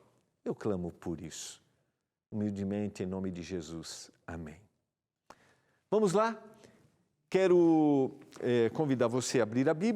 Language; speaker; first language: Portuguese; native; Portuguese